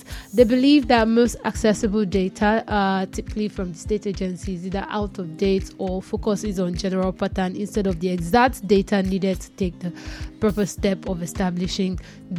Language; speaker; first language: English; non-native, local second language; Yoruba